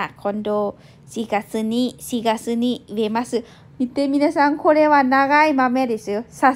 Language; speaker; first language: Japanese; non-native, learner; Thai